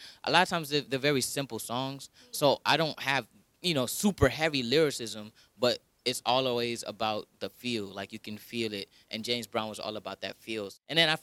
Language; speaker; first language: English; early bilingual, other home language; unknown